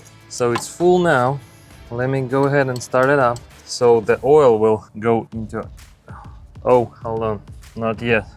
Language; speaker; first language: English; non-native, fluent; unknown